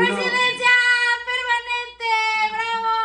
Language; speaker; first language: Spanish; native; Spanish